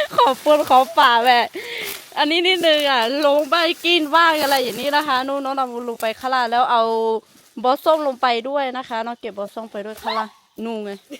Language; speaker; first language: Thai; non-native, local second language; Lahu